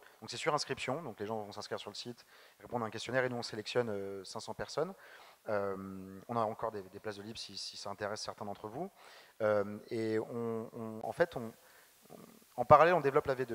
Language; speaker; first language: French; native; French